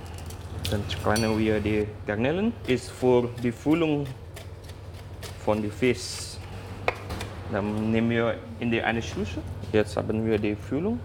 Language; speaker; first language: German; non-native, learner; Indonesian